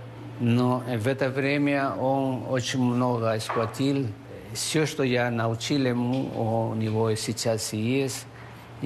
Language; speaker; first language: Russian; non-native, fluent; Spanish